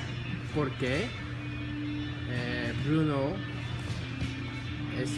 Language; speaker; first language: Portuguese; non-native, learner; English